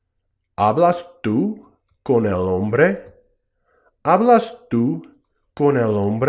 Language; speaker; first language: Spanish; non-native, fluent; English